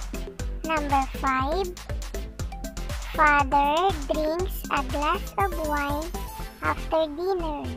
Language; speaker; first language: English; non-native, local second language; Filipino